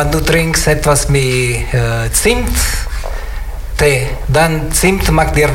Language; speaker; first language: German; non-native, learner; Italian